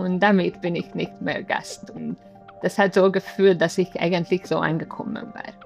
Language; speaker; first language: German; non-native, fluent; Hungarian